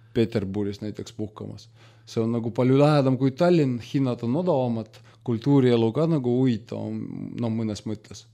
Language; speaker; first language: Estonian; non-native, local second language; Russian